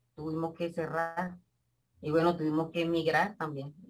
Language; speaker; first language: Spanish; native; Spanish